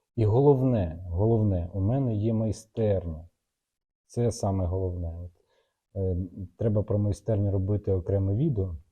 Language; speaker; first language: Ukrainian; non-native, local second language; Russian